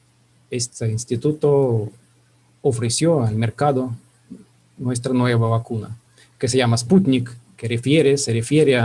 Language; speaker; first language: Spanish; non-native, fluent; Russian